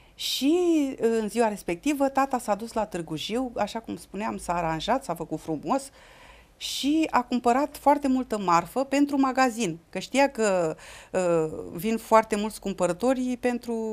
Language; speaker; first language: Romanian; native; Romanian